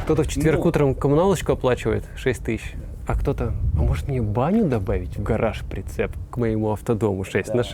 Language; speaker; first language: Russian; native; Russian